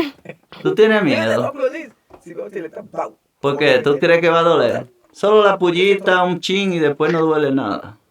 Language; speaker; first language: Spanish; native; Spanish